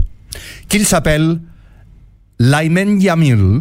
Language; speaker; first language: French; non-native, learner; Catalan